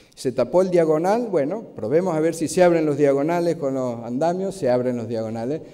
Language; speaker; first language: Spanish; native; Spanish